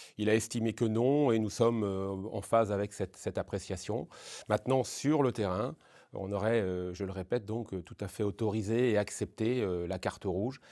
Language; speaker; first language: French; native; French